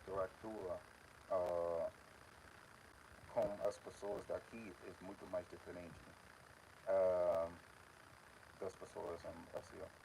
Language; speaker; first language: Portuguese; non-native, fluent; English